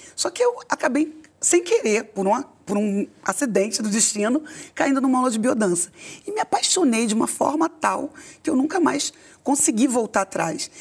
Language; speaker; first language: Portuguese; native; Portuguese